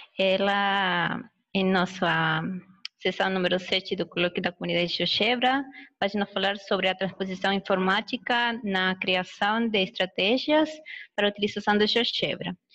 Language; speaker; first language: Portuguese; non-native, fluent; Spanish